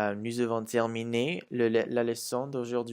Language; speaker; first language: French; non-native, fluent; English